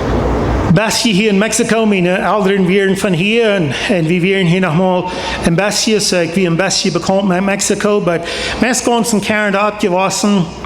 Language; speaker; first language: German; non-native, learner; Plautdietsch